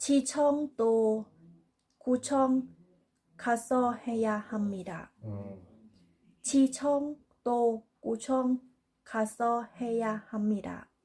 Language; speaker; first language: Korean; non-native, learner; Thai